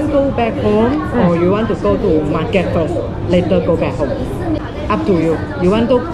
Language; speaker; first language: English; non-native, learner; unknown